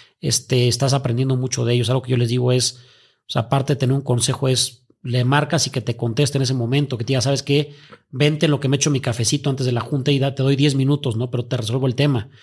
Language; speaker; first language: Spanish; native; Spanish